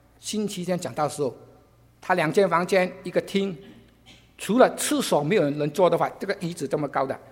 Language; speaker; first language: Chinese; non-native, local second language; Cantonese